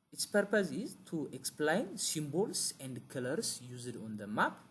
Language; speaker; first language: English; non-native, local second language; Amharic